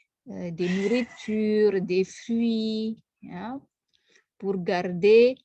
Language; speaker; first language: French; non-native, fluent; Indonesian